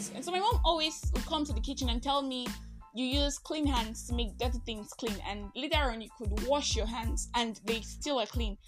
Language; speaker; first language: English; non-native, local second language; Igbo